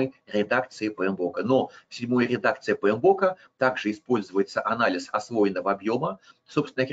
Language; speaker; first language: Russian; native; Russian